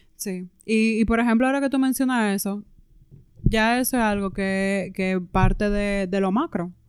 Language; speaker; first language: Spanish; native; Spanish